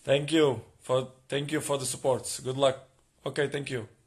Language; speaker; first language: English; non-native, learner; Portuguese